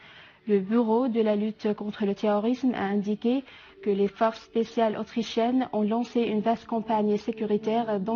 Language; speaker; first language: French; non-native, fluent; Arabic